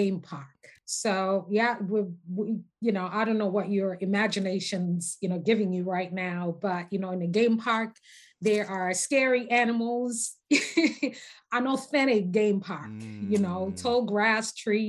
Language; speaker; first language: English; non-native, local second language; Nyanja